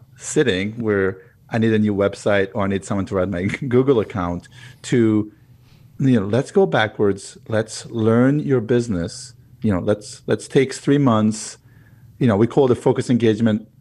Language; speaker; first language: English; non-native, fluent; Hebrew